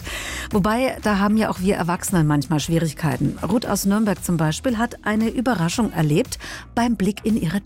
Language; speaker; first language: German; native; German